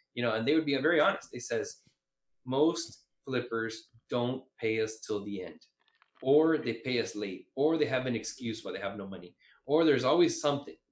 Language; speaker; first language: English; native; English